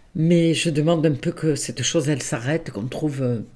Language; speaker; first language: French; native; French